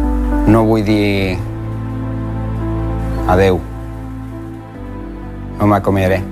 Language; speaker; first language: Catalan; non-native, learner; Spanish